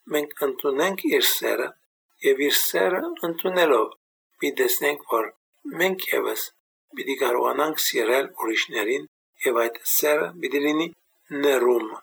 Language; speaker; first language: Armenian; native; Armenian